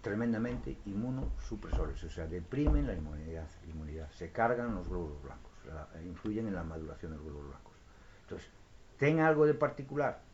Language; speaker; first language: Spanish; non-native, local second language; Galician